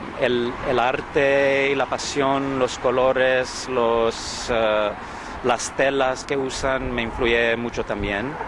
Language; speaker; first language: Spanish; early bilingual, heritage; English